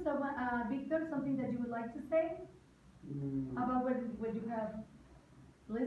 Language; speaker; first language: English; non-native, fluent; Spanish